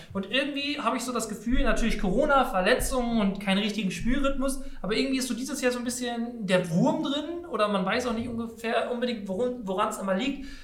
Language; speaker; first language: German; native; German